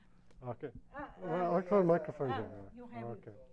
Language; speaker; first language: Portuguese; non-native, learner; English